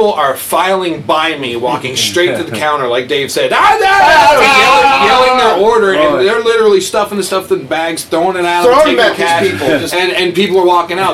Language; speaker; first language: English; native; English